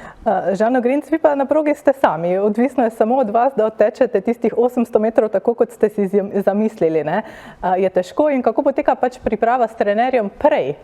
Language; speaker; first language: Slovenian; native; Slovenian